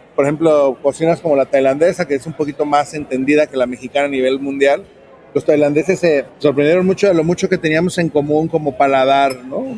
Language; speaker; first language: Spanish; native; Spanish